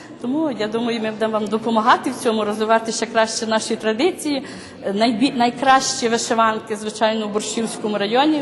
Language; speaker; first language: Ukrainian; native; Ukrainian